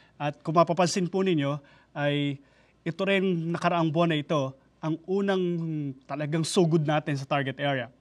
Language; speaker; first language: Filipino; native; Filipino